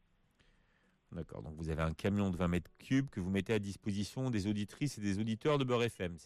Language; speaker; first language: French; native; French